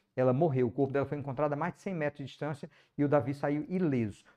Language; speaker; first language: Portuguese; native; Portuguese